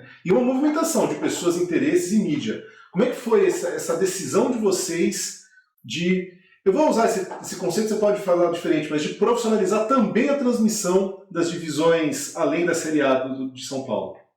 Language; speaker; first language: Portuguese; native; Portuguese